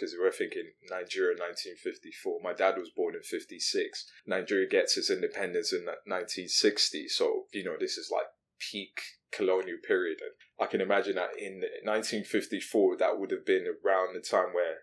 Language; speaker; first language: English; non-native, local second language; Yoruba